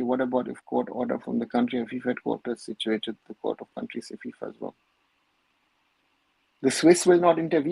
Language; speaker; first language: English; non-native, local second language; Bangla